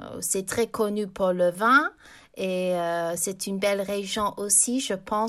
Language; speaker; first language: French; non-native, fluent; English